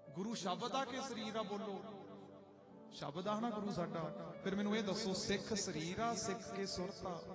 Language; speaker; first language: Punjabi; early bilingual, heritage; Punjabi